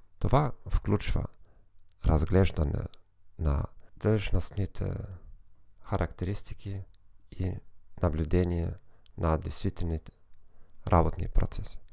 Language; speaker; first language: Bulgarian; non-native, fluent; German